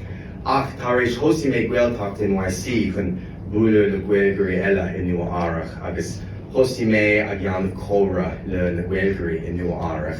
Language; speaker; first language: Irish; non-native, learner; English